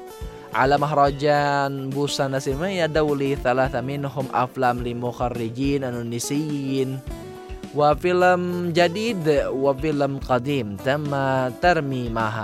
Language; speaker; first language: Arabic; non-native, fluent; Indonesian